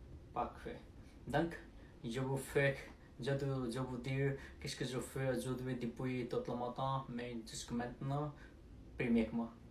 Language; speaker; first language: French; non-native, learner; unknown